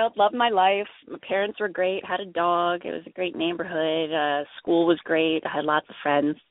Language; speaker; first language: English; native; English